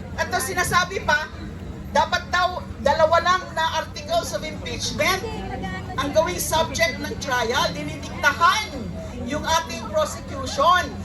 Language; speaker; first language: Filipino; native; Filipino